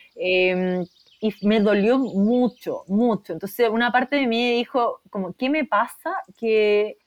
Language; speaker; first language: Spanish; native; Spanish